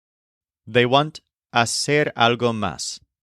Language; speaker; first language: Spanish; non-native, fluent; English